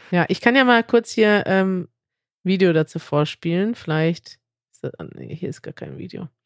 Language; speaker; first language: German; native; German